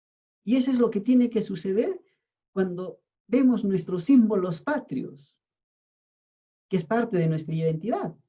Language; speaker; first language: Spanish; native; Spanish